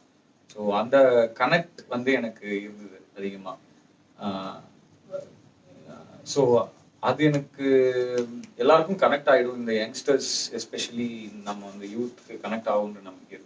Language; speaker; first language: Tamil; native; Tamil